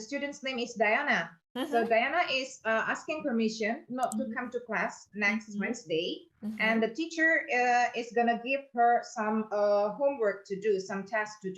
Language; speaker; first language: English; non-native, fluent; Indonesian